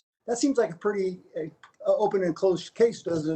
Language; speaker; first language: English; native; English